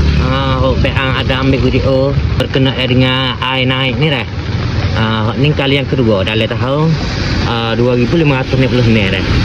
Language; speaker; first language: Malay; native; Malay